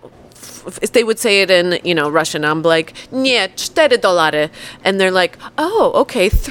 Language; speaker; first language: English; early bilingual, other home language; Polish